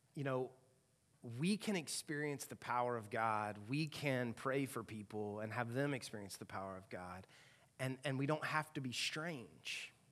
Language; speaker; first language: English; native; English